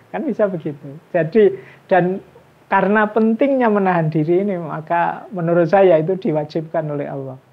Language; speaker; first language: Indonesian; non-native, local second language; Javanese